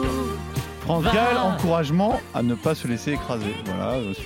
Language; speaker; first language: French; native; French